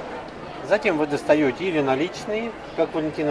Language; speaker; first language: Russian; native; Russian